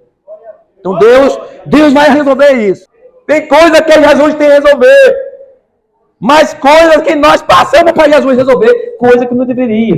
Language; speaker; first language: Portuguese; native; Portuguese